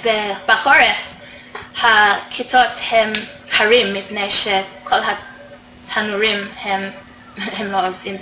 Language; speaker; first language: Hebrew; non-native, fluent; English